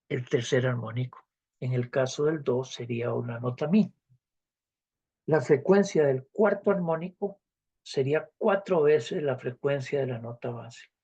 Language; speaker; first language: Spanish; native; Spanish